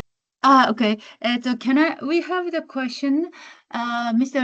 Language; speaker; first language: English; non-native, learner; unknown